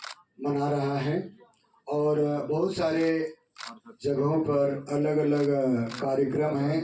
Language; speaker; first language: Hindi; native; Hindi